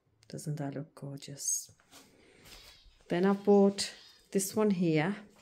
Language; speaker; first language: English; early bilingual, other home language; Punjabi